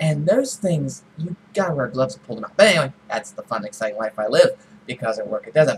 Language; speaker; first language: English; native; English